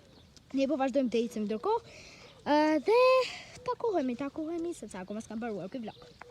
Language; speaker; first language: Albanian; early bilingual, heritage; Albanian